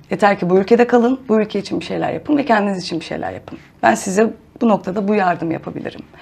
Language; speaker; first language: Turkish; native; Turkish